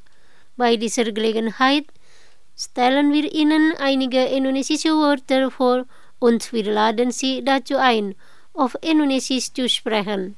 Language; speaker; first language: German; non-native, fluent; Indonesian